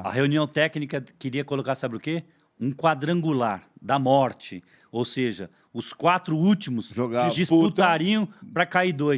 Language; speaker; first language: Portuguese; native; Portuguese